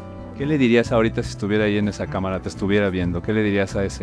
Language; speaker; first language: Spanish; native; Spanish